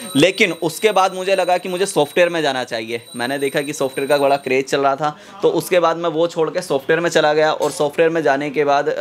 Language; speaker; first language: Hindi; native; Hindi